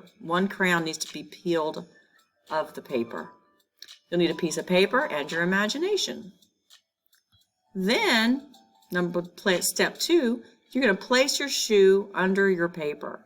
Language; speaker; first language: English; native; English